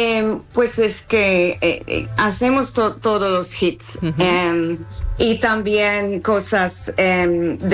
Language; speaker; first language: Spanish; non-native, fluent; English